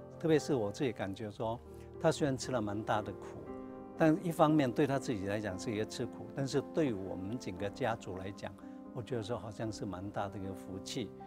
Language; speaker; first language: Chinese; non-native, local second language; Cantonese